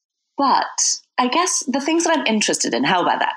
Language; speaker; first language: English; native; English